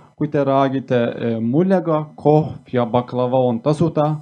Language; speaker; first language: Estonian; non-native, fluent; Turkish